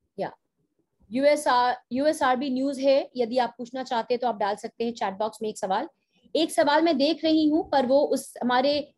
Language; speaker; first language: Hindi; native; Hindi